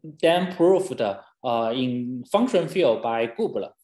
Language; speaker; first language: English; non-native, fluent; Chinese